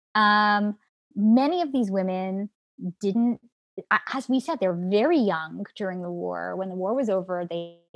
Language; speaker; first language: English; native; English